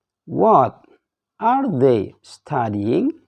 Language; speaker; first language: English; non-native, fluent; Indonesian